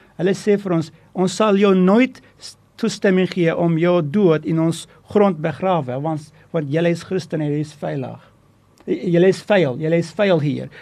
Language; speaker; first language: Afrikaans; non-native, fluent; Turkish